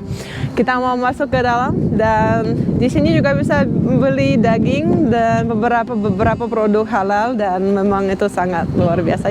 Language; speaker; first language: Indonesian; non-native, fluent; Russian